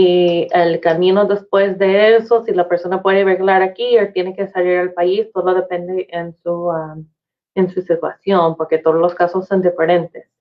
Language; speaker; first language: Spanish; non-native, fluent; English